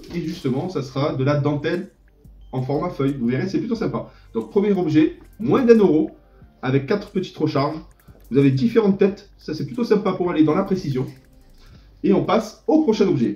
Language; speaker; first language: French; native; French